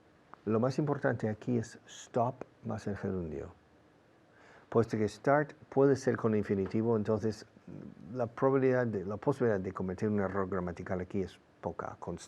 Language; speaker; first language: Spanish; non-native, fluent; English